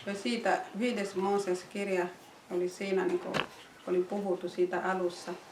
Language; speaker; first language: Finnish; non-native, fluent; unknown